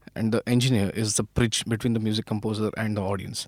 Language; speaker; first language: English; non-native, local second language; Marathi